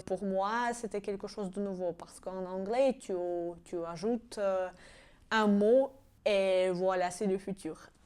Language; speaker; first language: French; non-native, fluent; Georgian